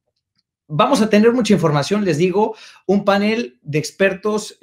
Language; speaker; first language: Spanish; native; Spanish